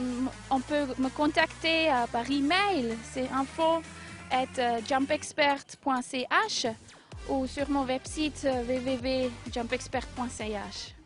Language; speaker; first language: French; non-native, local second language; German